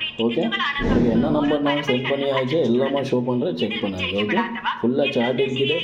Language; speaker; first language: Tamil; non-native, learner; Kannada